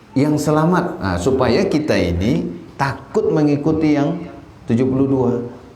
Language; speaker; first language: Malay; non-native, local second language; Minangkabau